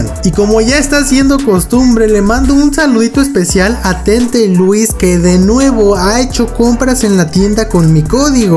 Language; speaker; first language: Spanish; native; Spanish